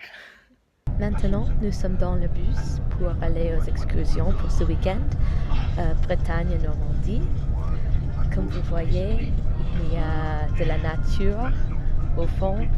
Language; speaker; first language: French; non-native, fluent; English